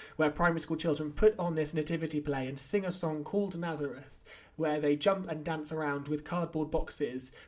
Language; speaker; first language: English; native; English